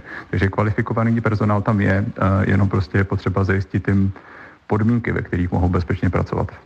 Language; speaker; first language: Czech; native; Czech